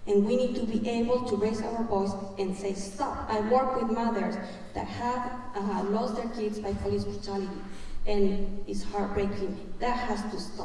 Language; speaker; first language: English; non-native, fluent; Spanish